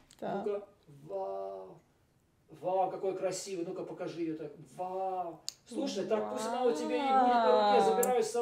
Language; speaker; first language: Russian; native; Russian